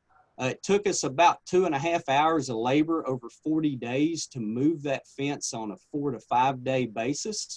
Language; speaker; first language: English; native; English